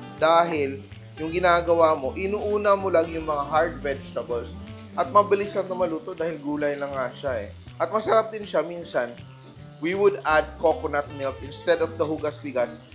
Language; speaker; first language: Filipino; non-native, local second language; Cebuano